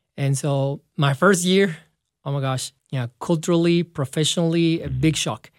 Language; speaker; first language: English; non-native, fluent; Spanish